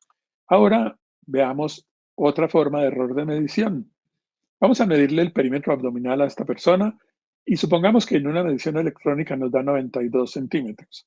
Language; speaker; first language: Spanish; native; Spanish